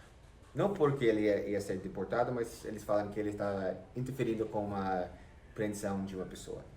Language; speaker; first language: Portuguese; non-native, fluent; English